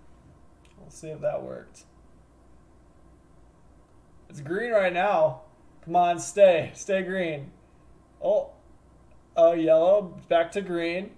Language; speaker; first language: English; native; English